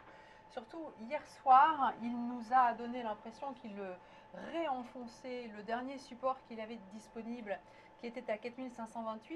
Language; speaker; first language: French; native; French